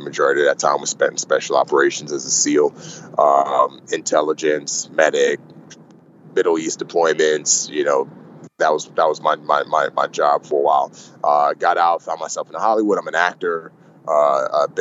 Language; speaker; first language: English; native; English